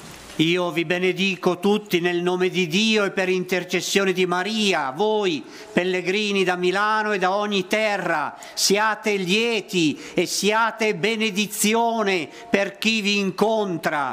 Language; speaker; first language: Italian; native; Italian